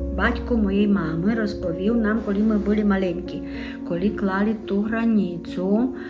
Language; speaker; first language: Ukrainian; non-native, local second language; Romanian